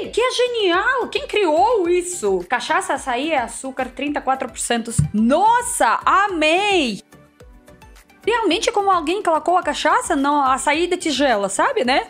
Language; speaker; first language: Portuguese; non-native, learner; Russian